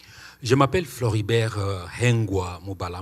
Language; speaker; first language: French; non-native, local second language; Swahili